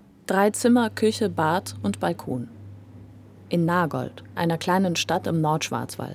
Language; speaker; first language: German; native; German